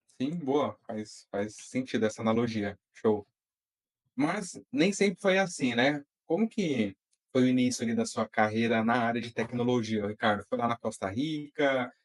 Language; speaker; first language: Portuguese; native; Portuguese